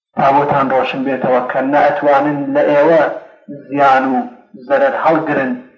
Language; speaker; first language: Central Kurdish; non-native, local second language; Gurani